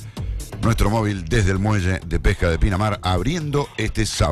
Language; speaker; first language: Spanish; native; Spanish